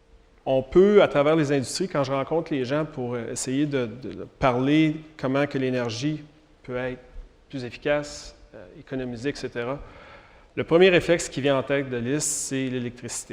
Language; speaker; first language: French; native; French